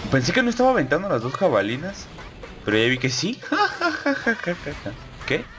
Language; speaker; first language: Spanish; native; Spanish